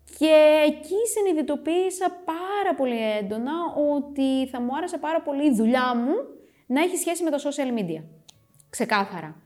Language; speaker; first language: Greek; early bilingual, other home language; Romanian